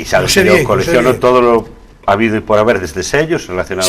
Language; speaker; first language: Spanish; native; Spanish